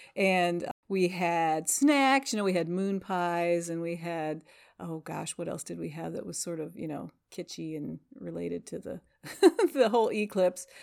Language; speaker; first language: English; native; English